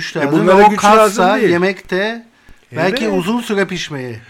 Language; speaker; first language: Turkish; native; Turkish